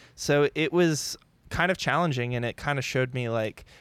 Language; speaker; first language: English; native; English